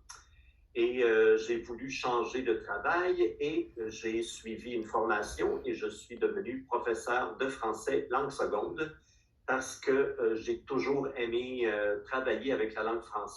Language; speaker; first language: French; native; French